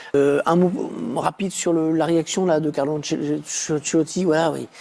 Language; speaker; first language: French; native; French